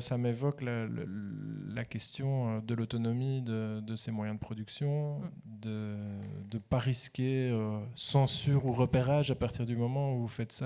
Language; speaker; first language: French; native; French